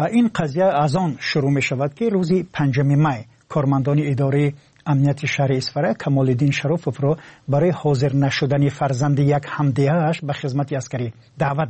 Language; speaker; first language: Persian; native; Persian